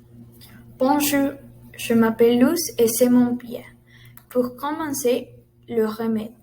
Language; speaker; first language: French; non-native, learner; Spanish